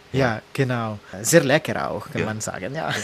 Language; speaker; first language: German; non-native, learner; Italian